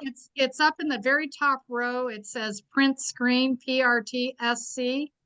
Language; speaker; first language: English; native; English